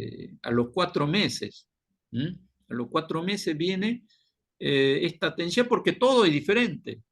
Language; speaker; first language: Spanish; non-native, fluent; Korean